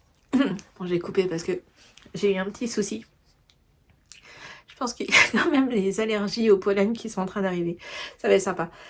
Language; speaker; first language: French; native; French